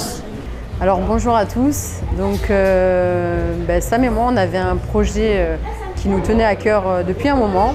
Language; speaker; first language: French; native; French